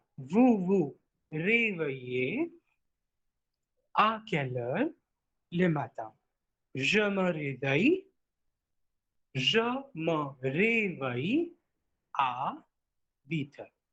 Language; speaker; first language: French; non-native, fluent; Hindi